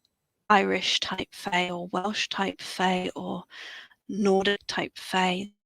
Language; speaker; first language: English; native; English